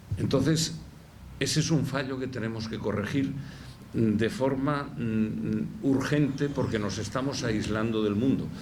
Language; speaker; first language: Spanish; native; Spanish